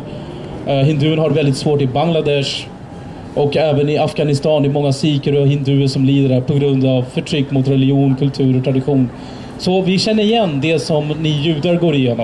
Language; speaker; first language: Swedish; early bilingual, other home language; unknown